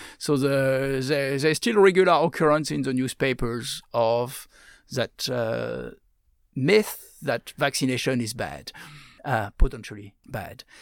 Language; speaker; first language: English; non-native, fluent; French